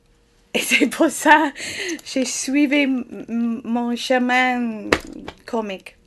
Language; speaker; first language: French; non-native, learner; English